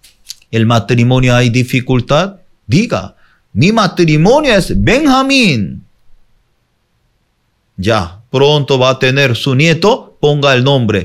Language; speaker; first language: Spanish; non-native, fluent; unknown